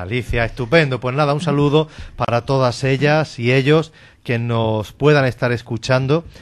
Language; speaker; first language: Spanish; native; Spanish